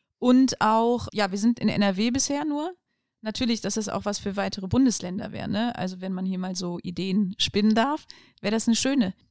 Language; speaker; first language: German; native; German